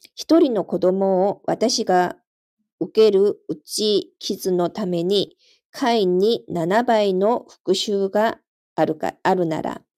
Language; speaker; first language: Japanese; non-native, fluent; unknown